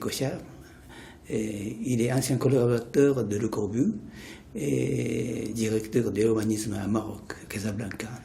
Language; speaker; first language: French; non-native, fluent; Japanese